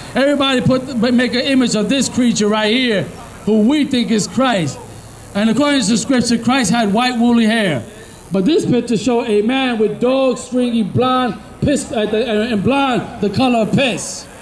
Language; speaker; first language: English; native; English